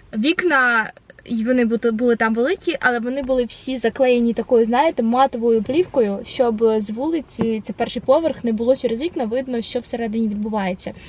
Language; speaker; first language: Ukrainian; non-native, local second language; Russian